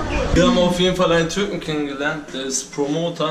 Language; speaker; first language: German; early bilingual, other home language; Turkish